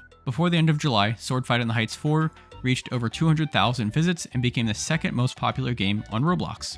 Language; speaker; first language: English; native; English